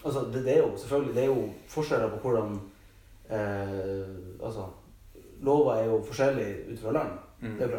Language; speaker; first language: Norwegian; native; Norwegian